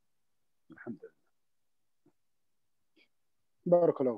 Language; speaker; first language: Arabic; non-native, learner; English